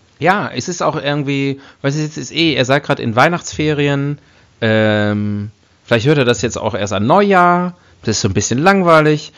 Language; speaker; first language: German; native; German